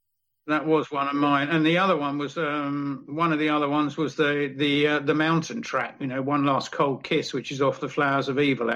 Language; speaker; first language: English; native; English